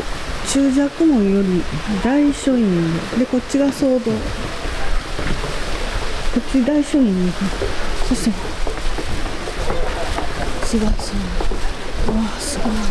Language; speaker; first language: Japanese; native; Japanese